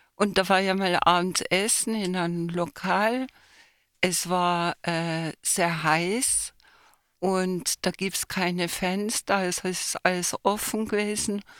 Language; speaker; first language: German; non-native, fluent; Polish